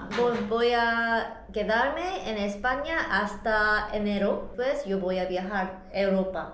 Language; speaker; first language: Spanish; non-native, learner; Korean